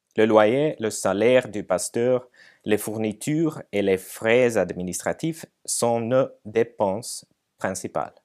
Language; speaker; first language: French; non-native, fluent; Finnish